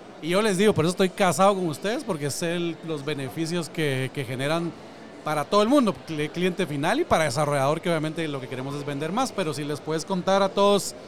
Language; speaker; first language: Spanish; native; Spanish